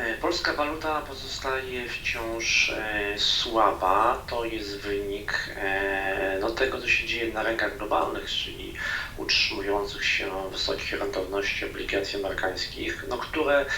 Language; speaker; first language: Polish; native; Polish